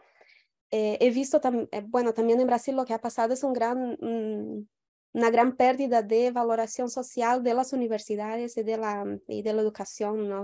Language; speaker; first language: Spanish; non-native, fluent; Portuguese